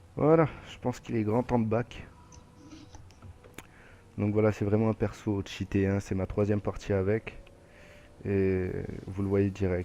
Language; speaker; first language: French; native; French